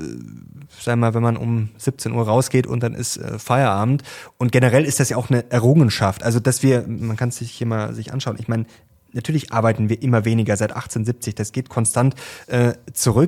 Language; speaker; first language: German; native; German